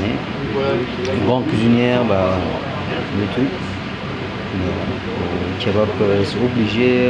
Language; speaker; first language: French; non-native, learner; Turkish